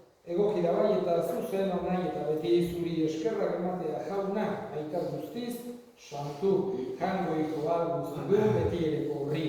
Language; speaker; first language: Basque; native; Basque